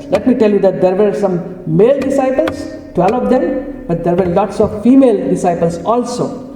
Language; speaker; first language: English; non-native, local second language; Gujarati